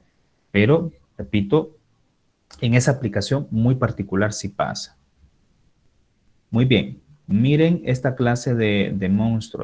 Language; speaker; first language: Spanish; native; Spanish